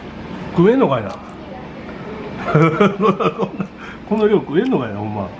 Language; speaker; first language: Japanese; native; Japanese